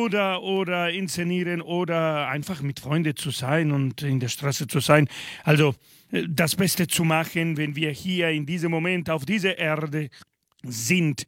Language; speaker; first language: German; non-native, fluent; Spanish